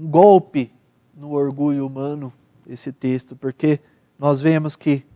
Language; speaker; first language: Portuguese; native; Portuguese